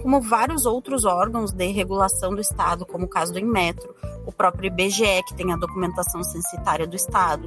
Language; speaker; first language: Portuguese; native; Portuguese